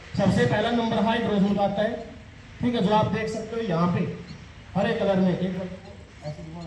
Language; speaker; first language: Hindi; native; Hindi